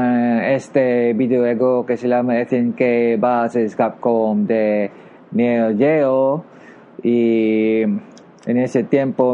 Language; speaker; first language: Spanish; non-native, learner; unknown